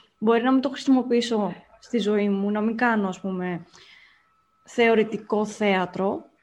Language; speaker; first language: Greek; native; Greek